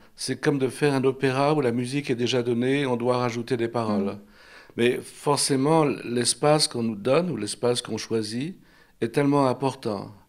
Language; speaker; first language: French; native; French